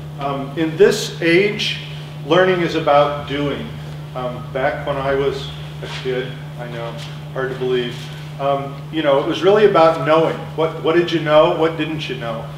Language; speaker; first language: English; native; English